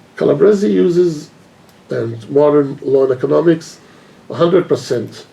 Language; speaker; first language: English; non-native, fluent; Hebrew